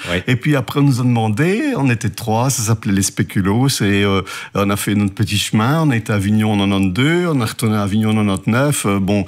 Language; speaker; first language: French; native; French